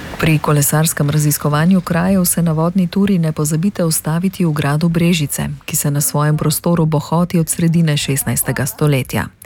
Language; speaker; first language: Slovenian; native; Slovenian